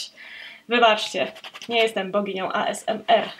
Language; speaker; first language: Polish; native; Polish